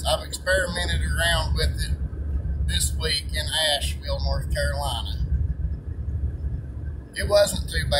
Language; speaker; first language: English; native; English